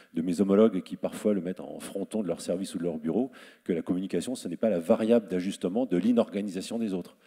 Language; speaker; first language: French; native; French